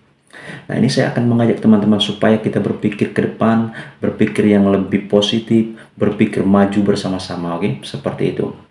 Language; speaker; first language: Indonesian; native; Indonesian